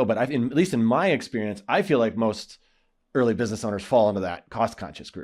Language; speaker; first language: English; native; English